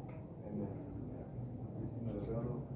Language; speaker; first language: Spanish; native; Spanish